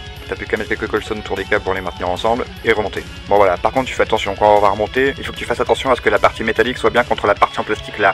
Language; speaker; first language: French; native; French